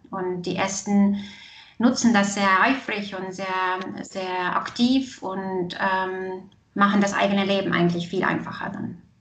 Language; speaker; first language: German; non-native, fluent; Estonian